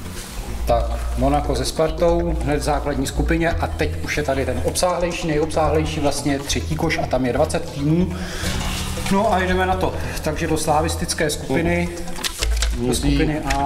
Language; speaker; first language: Czech; native; Czech